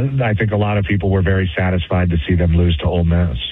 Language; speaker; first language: English; native; English